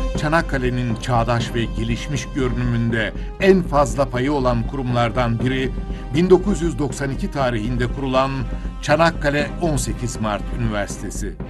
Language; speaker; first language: Turkish; native; Turkish